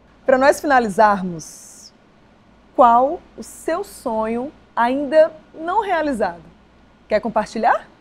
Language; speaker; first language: Portuguese; native; Portuguese